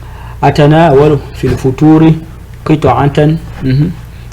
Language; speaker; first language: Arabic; non-native, fluent; French